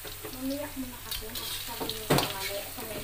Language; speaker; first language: Filipino; non-native, local second language; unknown